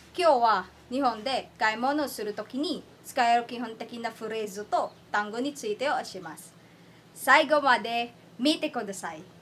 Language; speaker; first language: Japanese; non-native, learner; Filipino